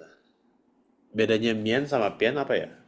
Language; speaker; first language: Indonesian; native; Indonesian